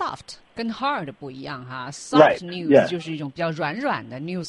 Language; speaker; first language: Chinese; native; Chinese